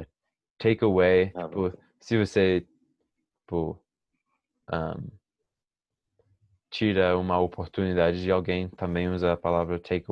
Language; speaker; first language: Portuguese; non-native, fluent; English